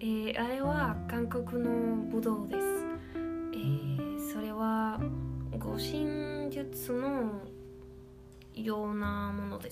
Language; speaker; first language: Japanese; non-native, learner; Spanish